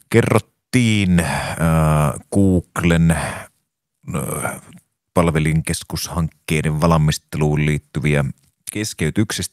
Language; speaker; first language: Finnish; native; Finnish